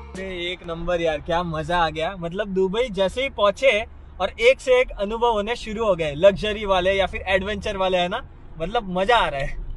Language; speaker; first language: Hindi; native; Hindi